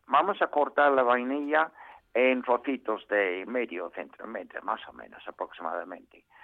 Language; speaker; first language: Spanish; non-native, fluent; English